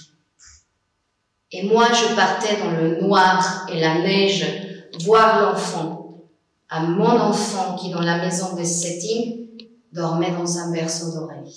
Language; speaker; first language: French; non-native, fluent; Spanish